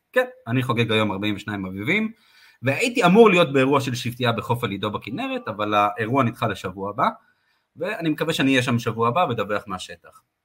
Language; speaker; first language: Hebrew; native; Hebrew